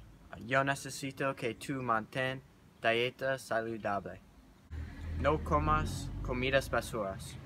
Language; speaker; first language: Spanish; non-native, learner; English